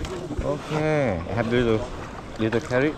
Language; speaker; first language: English; non-native, learner; Thai